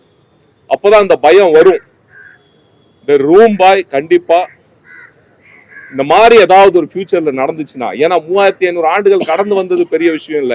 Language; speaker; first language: Tamil; native; Tamil